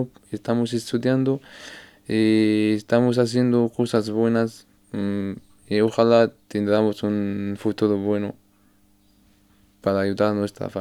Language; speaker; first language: Spanish; non-native, learner; Arabic